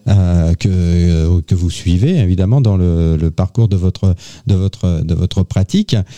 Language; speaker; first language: French; native; French